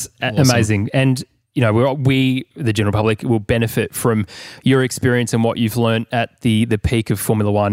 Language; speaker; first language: English; native; English